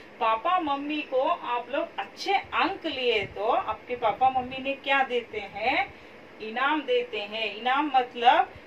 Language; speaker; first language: Hindi; non-native, local second language; Kannada